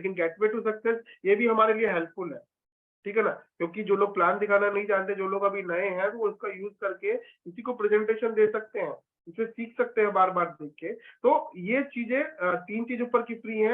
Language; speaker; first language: Hindi; native; Hindi